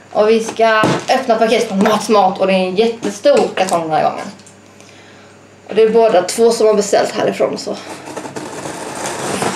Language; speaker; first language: Swedish; native; Swedish